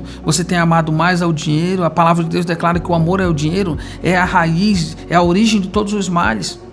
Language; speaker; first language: Portuguese; native; Portuguese